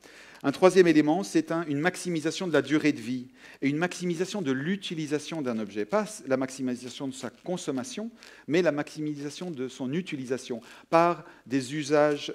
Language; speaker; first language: French; native; French